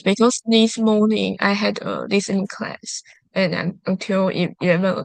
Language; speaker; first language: English; non-native, learner; Chinese